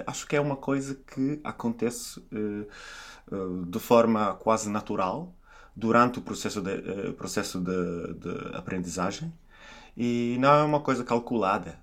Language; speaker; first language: Portuguese; non-native, fluent; Italian